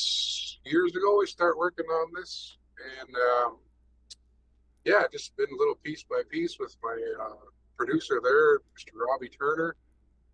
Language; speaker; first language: English; native; English